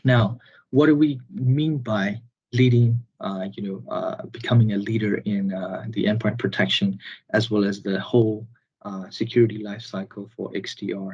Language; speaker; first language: English; non-native, fluent; Burmese